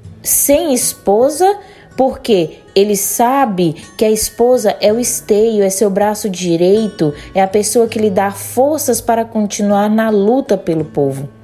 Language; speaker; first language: Portuguese; native; Portuguese